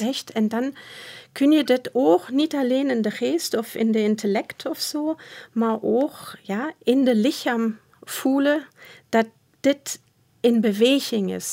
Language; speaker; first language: Dutch; non-native, fluent; German